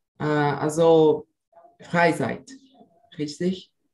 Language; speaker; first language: German; non-native, learner; Portuguese